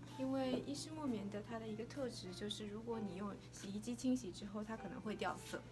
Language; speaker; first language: Chinese; native; Chinese